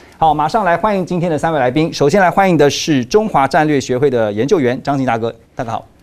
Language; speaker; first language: Chinese; native; Chinese